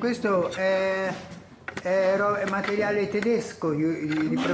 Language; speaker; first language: Italian; native; Italian